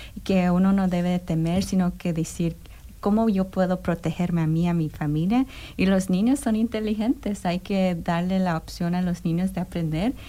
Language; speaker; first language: Spanish; early bilingual, heritage; Spanish